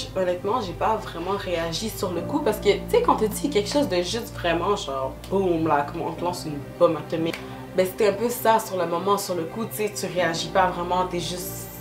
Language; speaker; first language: French; early bilingual, other home language; Lingala